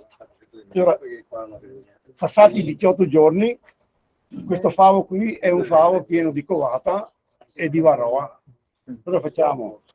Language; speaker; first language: Italian; native; Italian